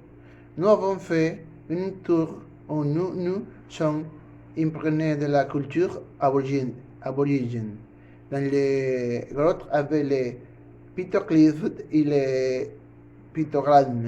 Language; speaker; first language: French; non-native, learner; Spanish